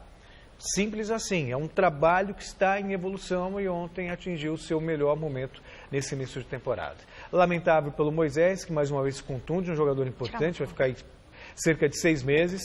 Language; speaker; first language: Portuguese; native; Portuguese